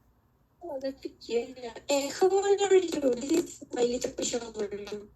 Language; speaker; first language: English; non-native, learner; Spanish